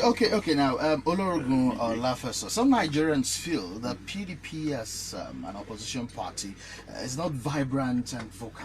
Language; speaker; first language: English; non-native, local second language; Yoruba